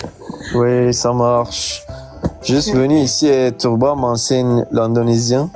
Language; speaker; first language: French; non-native, learner; Turkish